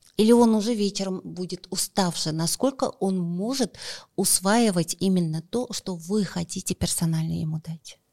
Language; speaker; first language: Russian; non-native, local second language; Kazakh